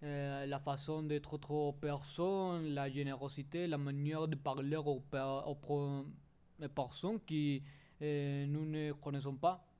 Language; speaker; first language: French; non-native, learner; Spanish